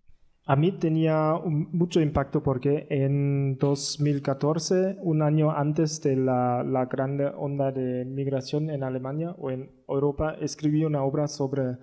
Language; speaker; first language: Spanish; non-native, learner; German